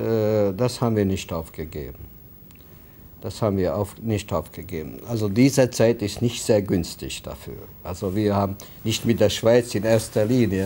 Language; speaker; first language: German; non-native, fluent; Hungarian